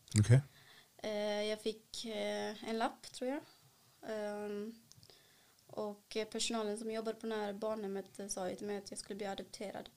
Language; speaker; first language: Swedish; early bilingual, other home language; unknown